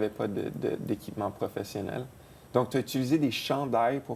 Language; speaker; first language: French; native; French